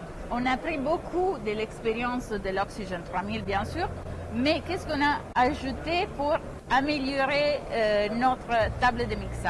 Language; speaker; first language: French; non-native, fluent; Italian